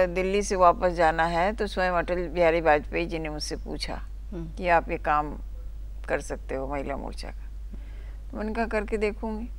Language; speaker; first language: Hindi; native; Hindi